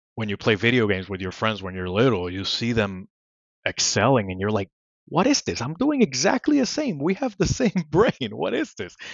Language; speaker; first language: English; non-native, fluent; Spanish